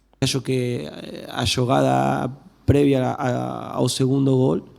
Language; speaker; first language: Portuguese; non-native, learner; Spanish